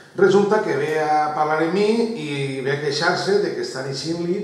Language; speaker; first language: Spanish; non-native, local second language; Catalan